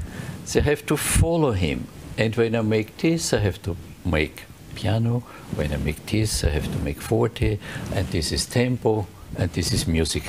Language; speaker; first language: English; non-native, learner; German